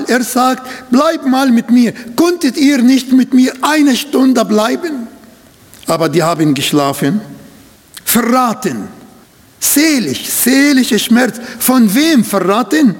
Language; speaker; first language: German; non-native, fluent; Arabic